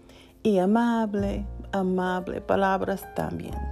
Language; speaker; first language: Spanish; non-native, learner; English